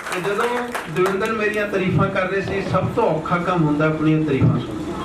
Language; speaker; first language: Punjabi; native; Punjabi